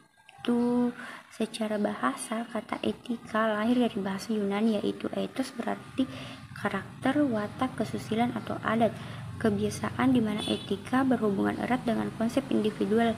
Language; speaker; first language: Indonesian; native; Indonesian